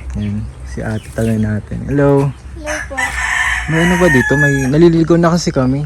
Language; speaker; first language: Filipino; native; Filipino